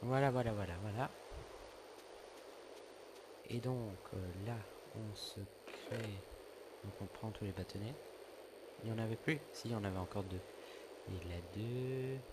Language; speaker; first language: French; native; French